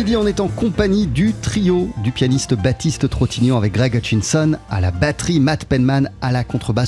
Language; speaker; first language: French; native; French